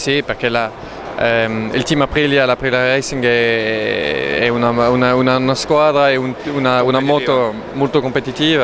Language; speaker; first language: Italian; non-native, learner; French